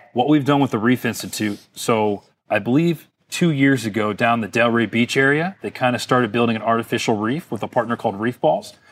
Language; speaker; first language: English; native; English